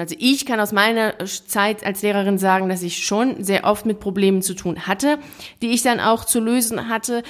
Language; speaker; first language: German; native; German